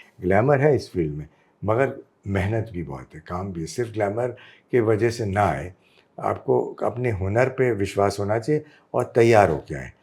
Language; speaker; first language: Hindi; non-native, local second language; Gujarati